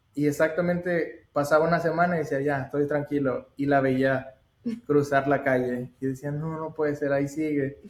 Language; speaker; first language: Spanish; native; Spanish